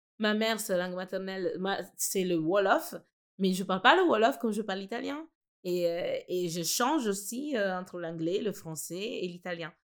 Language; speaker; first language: French; non-native, fluent; Italian